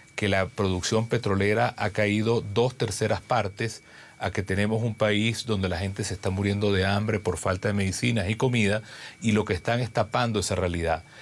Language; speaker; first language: Spanish; native; Spanish